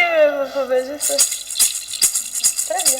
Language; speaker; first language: French; non-native, fluent; Portuguese